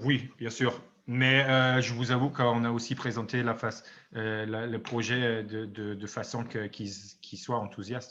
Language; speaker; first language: French; non-native, fluent; German